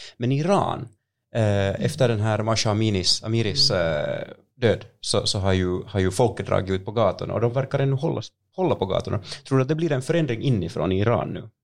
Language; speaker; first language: Swedish; native; Swedish